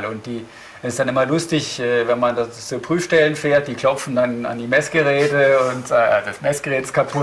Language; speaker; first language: German; native; German